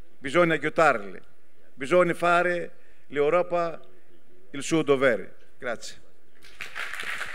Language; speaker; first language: Italian; non-native, fluent; Greek